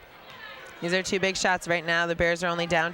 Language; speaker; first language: English; native; English